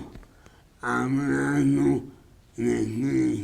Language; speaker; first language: Spanish; non-native, fluent; English